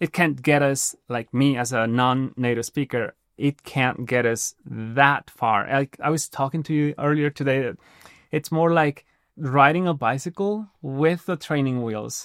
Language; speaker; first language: English; non-native, fluent; Spanish